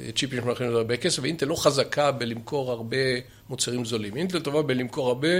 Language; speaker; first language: Hebrew; native; Hebrew